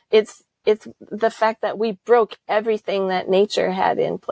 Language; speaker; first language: English; native; English